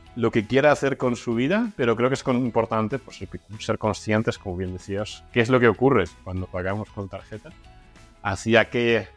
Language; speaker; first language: Spanish; non-native, fluent; Russian